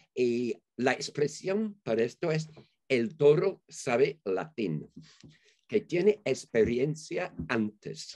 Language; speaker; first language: Spanish; non-native, fluent; English